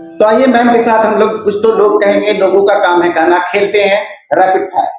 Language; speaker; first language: Hindi; native; Hindi